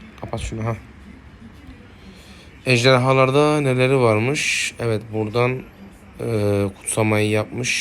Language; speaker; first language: Turkish; native; Turkish